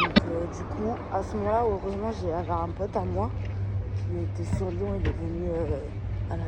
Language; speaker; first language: French; native; French